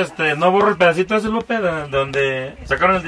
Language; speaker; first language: Spanish; native; Spanish